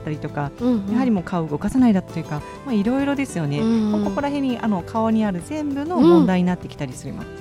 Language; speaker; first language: Japanese; native; Japanese